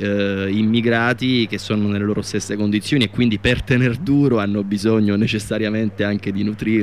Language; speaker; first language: Italian; native; Italian